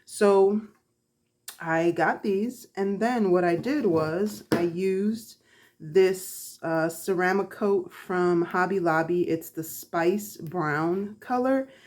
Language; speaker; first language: English; native; English